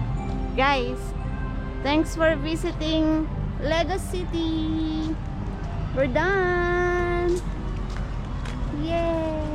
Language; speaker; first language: English; non-native, local second language; Filipino